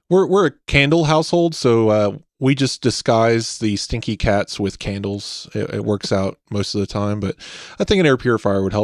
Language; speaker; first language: English; native; English